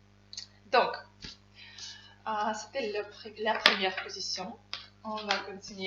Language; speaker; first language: French; non-native, fluent; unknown